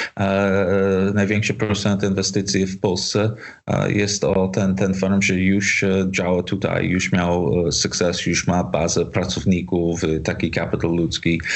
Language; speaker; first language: Polish; non-native, learner; English